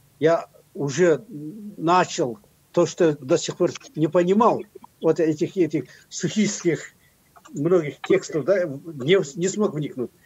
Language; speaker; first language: Russian; non-native, local second language; Kazakh